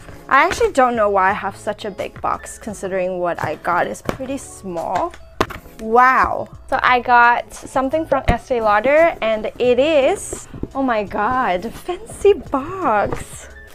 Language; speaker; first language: English; non-native, fluent; Chinese